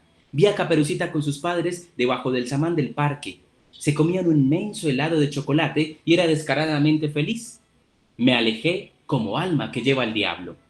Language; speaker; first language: Spanish; native; Spanish